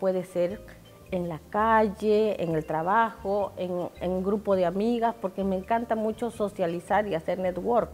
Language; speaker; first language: Spanish; native; Spanish